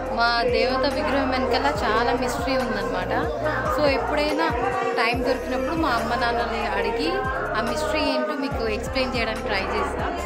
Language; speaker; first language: Telugu; non-native, local second language; Lambadi